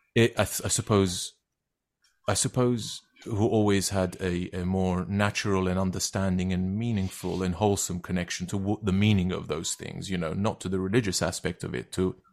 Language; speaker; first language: English; non-native, fluent; Turkish